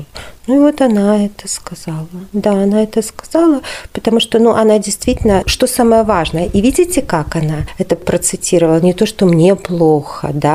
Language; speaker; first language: Russian; native; Russian